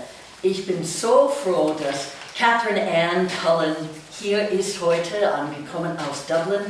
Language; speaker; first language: German; non-native, fluent; English